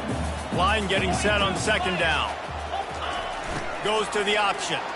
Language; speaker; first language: English; native; English